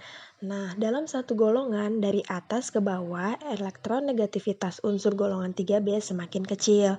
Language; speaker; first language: Indonesian; native; Indonesian